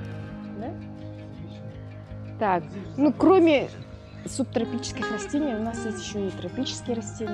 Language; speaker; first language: Russian; native; Russian